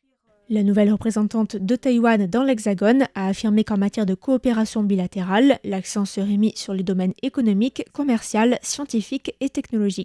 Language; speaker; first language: French; native; French